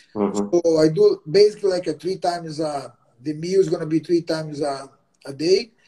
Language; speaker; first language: English; non-native, learner; Portuguese